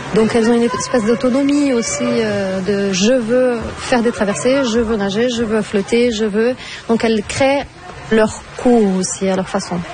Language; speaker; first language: French; non-native, fluent; Portuguese